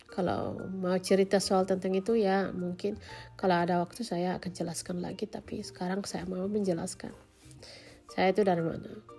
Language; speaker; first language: Indonesian; native; Indonesian